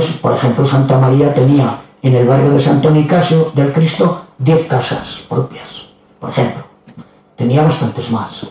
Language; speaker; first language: Spanish; native; Spanish